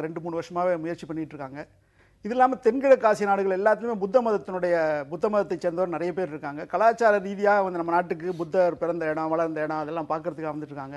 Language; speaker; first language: Tamil; native; Tamil